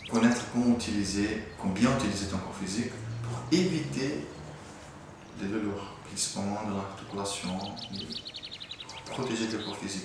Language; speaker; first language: French; non-native, fluent; Portuguese